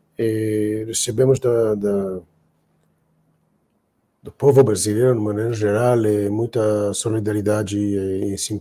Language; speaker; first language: Portuguese; non-native, fluent; Hebrew